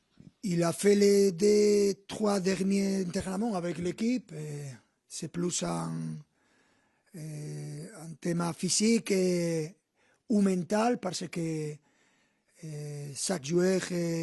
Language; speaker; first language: French; non-native, fluent; Spanish